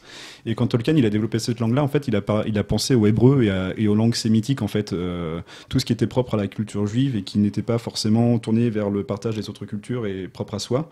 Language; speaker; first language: French; native; French